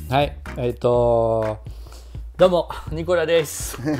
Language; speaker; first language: Japanese; non-native, fluent; French